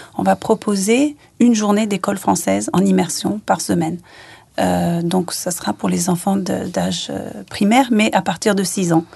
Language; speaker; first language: French; native; French